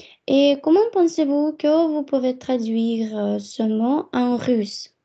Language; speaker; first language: French; non-native, fluent; Russian